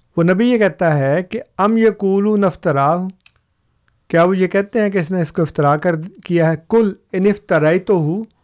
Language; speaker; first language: Urdu; non-native, local second language; Punjabi